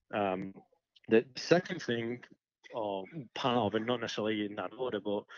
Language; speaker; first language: English; native; English